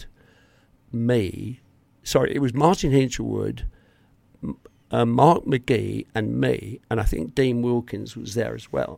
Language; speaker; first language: English; native; English